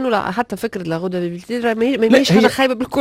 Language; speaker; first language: Arabic; native; Arabic